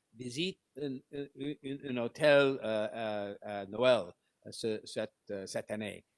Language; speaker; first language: French; non-native, learner; English